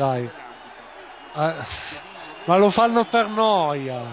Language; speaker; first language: Italian; native; Italian